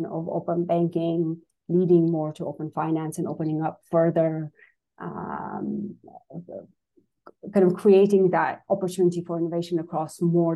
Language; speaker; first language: English; non-native, fluent; Russian